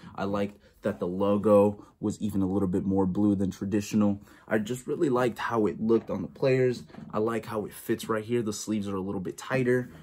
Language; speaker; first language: English; native; English